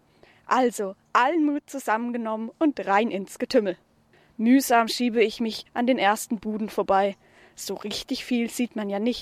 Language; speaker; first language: German; native; German